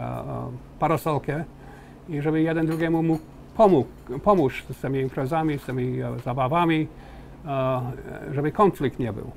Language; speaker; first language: Polish; early bilingual, heritage; Polish